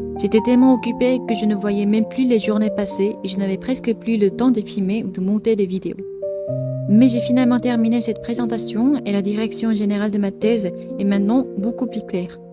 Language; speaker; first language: French; non-native, fluent; Korean